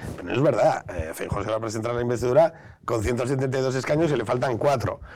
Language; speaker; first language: Spanish; native; Spanish